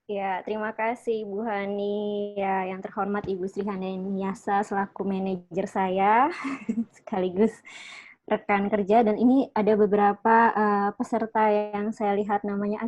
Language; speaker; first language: Indonesian; native; Indonesian